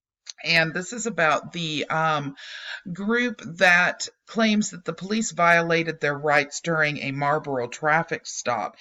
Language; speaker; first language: English; native; English